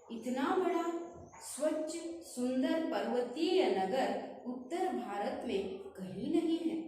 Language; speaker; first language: Hindi; non-native, local second language; Kannada